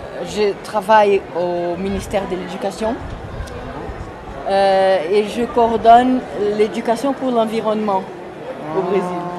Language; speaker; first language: French; non-native, fluent; Portuguese